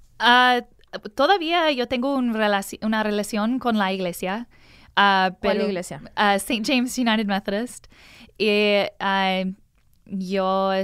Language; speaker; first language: Spanish; non-native, learner; English